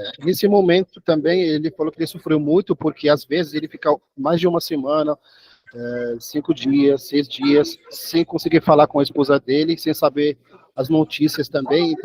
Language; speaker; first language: Portuguese; non-native, fluent; Arabic